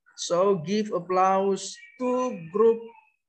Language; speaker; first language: English; non-native, learner; Indonesian